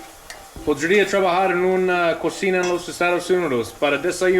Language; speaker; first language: Spanish; non-native, learner; English